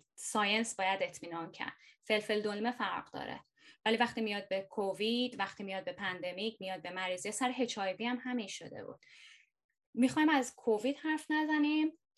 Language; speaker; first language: Persian; native; Persian